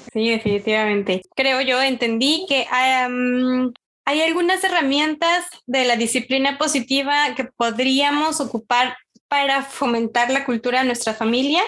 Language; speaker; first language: Spanish; native; Spanish